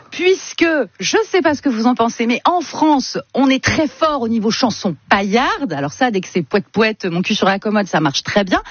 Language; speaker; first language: French; native; French